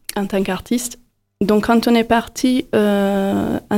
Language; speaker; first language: French; non-native, fluent; Hungarian